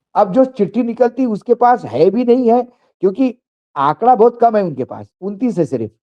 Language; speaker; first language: Hindi; non-native, local second language; Marathi